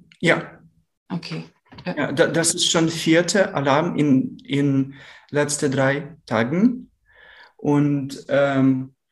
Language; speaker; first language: German; non-native, learner; Ukrainian